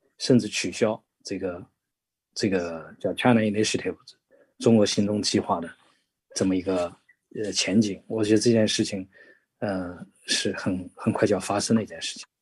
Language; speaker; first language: Chinese; native; Chinese